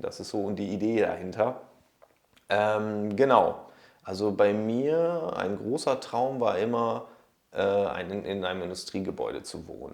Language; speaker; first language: German; native; German